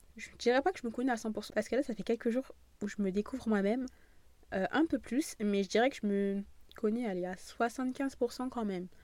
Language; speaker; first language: French; native; French